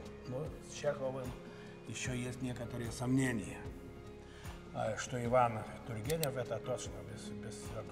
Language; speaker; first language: Russian; non-native, local second language; Lithuanian